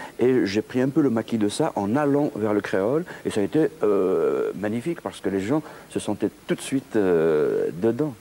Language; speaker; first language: French; non-native, local second language; Kabyle